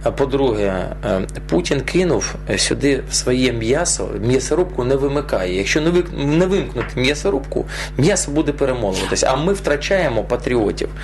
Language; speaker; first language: Ukrainian; non-native, local second language; Russian